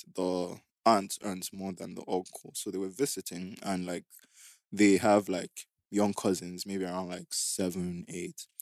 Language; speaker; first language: English; non-native, local second language; Igbo